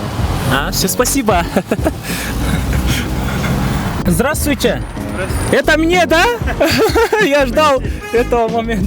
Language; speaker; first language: Russian; non-native, local second language; Kyrgyz